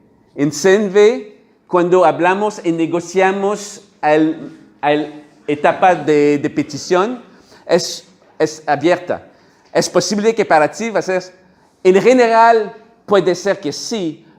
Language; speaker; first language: Spanish; non-native, learner; French